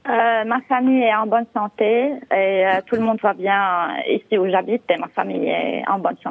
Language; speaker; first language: French; non-native, local second language; Arabic